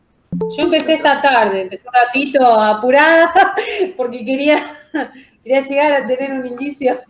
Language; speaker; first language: Spanish; native; Spanish